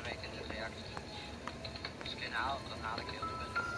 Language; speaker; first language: Dutch; native; Dutch